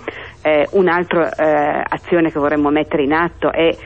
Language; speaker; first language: Italian; native; Italian